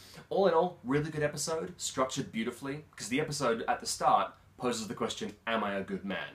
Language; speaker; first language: English; native; English